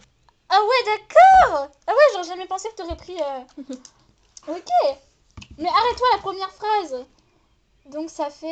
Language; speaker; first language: French; native; French